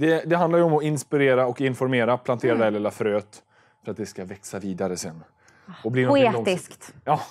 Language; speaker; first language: Swedish; native; Swedish